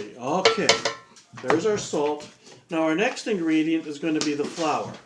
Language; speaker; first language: English; native; English